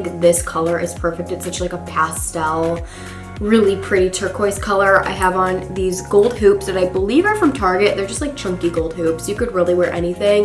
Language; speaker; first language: English; native; English